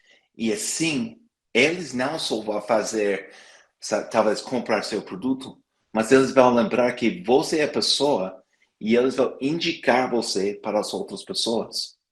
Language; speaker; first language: Portuguese; non-native, fluent; English